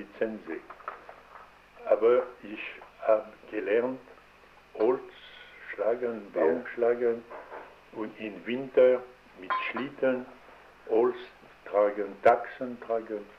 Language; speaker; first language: German; non-native, learner; French